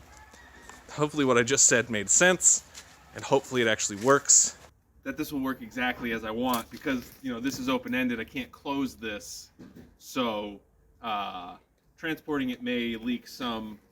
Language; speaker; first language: English; native; English